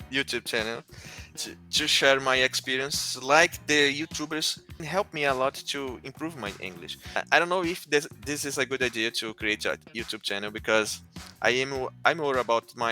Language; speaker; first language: English; non-native, learner; Portuguese